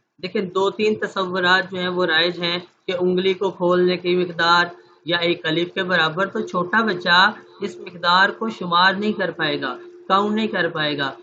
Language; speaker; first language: Urdu; native; Urdu